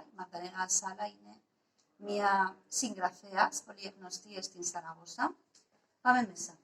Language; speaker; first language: Greek; non-native, fluent; Spanish